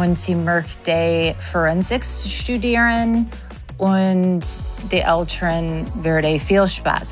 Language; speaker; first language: German; non-native, learner; English